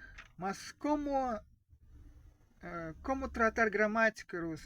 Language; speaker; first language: Portuguese; non-native, fluent; Russian